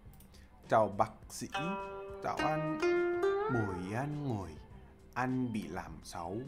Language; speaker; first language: Vietnamese; non-native, learner; English